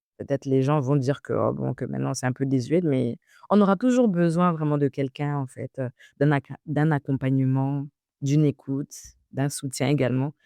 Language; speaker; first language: French; early bilingual, other home language; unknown